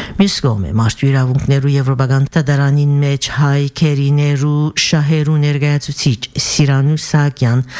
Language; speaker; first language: Armenian; early bilingual, heritage; Armenian